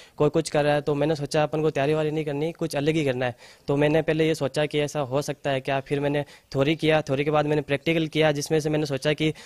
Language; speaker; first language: Hindi; native; Hindi